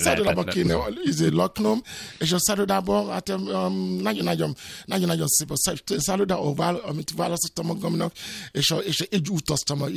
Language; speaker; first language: Hungarian; non-native, fluent; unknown